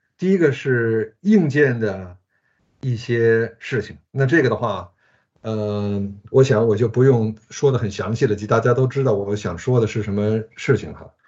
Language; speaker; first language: Chinese; early bilingual, other home language; Japanese